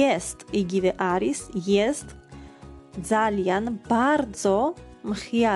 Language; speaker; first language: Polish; non-native, fluent; Georgian